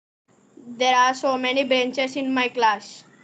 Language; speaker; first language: English; non-native, learner; Telugu